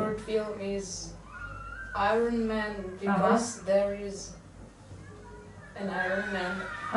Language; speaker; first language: English; non-native, learner; Russian